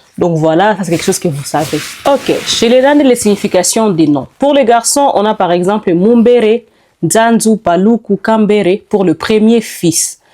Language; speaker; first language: French; non-native, local second language; Nande